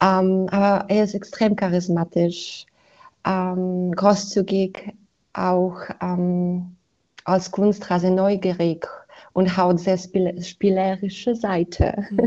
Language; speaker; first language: German; non-native, fluent; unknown